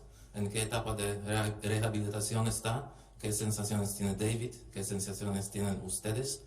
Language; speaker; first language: Spanish; non-native, fluent; Polish